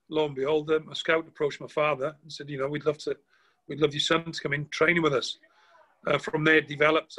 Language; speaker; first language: English; native; English